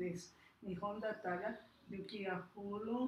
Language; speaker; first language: Japanese; non-native, learner; Spanish